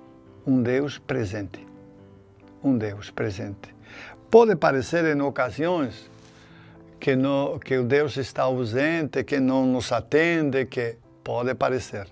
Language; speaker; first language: Portuguese; non-native, fluent; Spanish